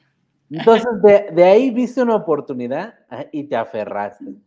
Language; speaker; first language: Spanish; native; Spanish